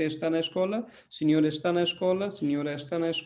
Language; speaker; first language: Portuguese; non-native, fluent; Hindi